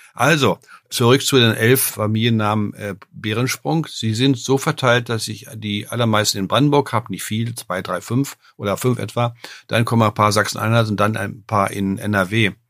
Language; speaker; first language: German; native; German